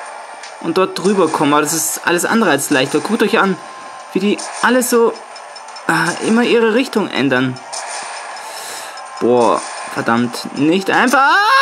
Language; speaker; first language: German; native; German